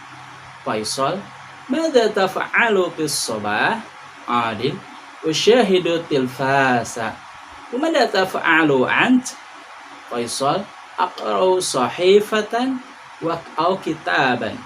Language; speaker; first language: Arabic; non-native, fluent; Indonesian